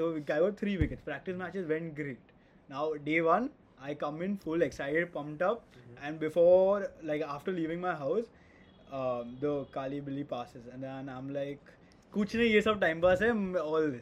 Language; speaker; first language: English; non-native, local second language; Hindi